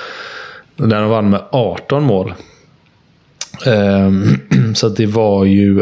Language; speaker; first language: Swedish; native; Swedish